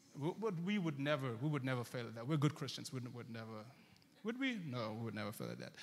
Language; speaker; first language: English; early bilingual, heritage; German